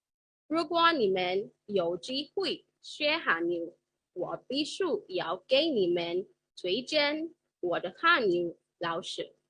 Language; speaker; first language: Chinese; non-native, learner; English